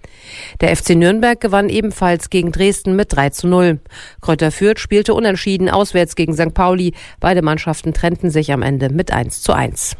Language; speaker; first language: German; native; German